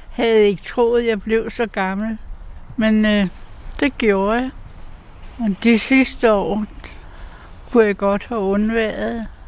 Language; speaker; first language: Danish; native; Danish